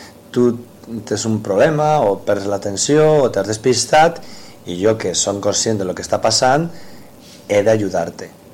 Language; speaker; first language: Catalan; non-native, local second language; Spanish